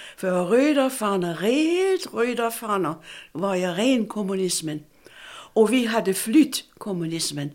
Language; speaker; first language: Swedish; non-native, fluent; German